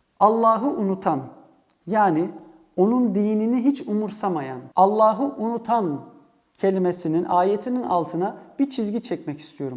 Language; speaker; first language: Turkish; early bilingual, heritage; Turkish